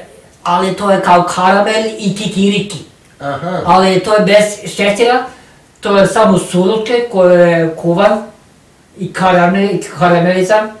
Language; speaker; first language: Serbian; non-native, learner; Norwegian